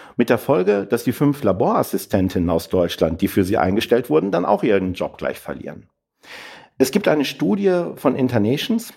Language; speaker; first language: German; native; German